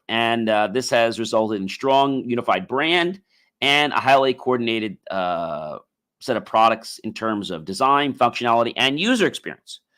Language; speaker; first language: English; native; English